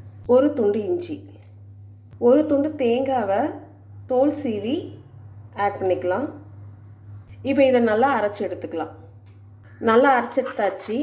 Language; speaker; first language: Tamil; native; Tamil